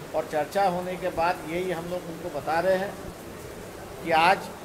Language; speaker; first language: Hindi; non-native, local second language; Marathi